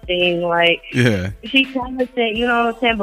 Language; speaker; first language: English; native; English